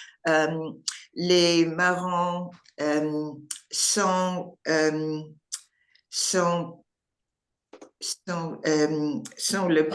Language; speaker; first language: French; non-native, learner; English